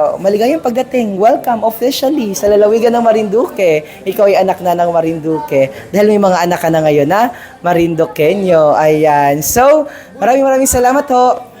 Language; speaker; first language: Filipino; native; Filipino